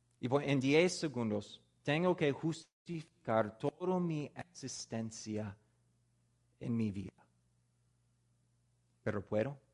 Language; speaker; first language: Spanish; non-native, fluent; English